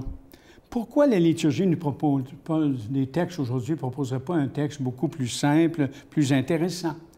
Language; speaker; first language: French; native; French